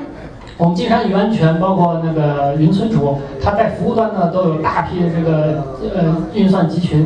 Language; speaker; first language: Chinese; native; Chinese